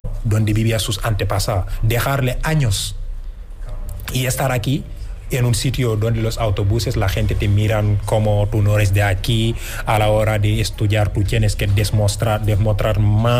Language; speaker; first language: Spanish; non-native, fluent; Wolof